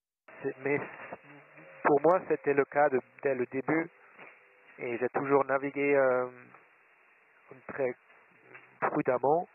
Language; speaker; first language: French; non-native, fluent; German